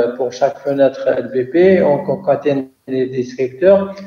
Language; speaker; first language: French; non-native, local second language; Arabic